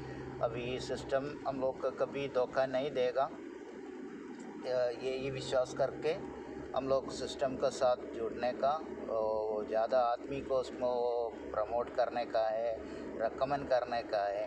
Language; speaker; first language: Hindi; non-native, local second language; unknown